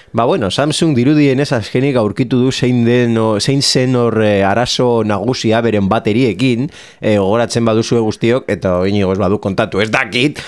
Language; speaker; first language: Basque; non-native, local second language; Spanish